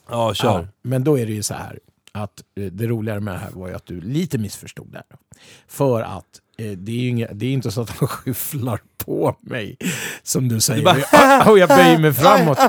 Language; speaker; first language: Swedish; native; Swedish